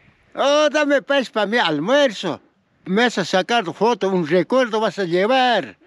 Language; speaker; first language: Spanish; native; Spanish